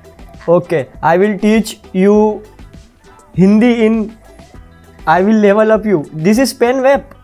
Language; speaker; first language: English; non-native, local second language; Hindi